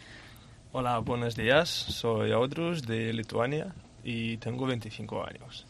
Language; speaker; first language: Spanish; non-native, learner; Lithuanian